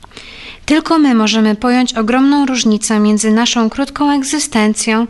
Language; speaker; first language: Polish; native; Polish